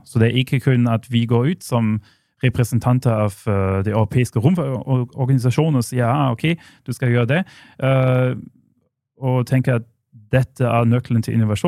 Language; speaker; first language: Norwegian; non-native, fluent; German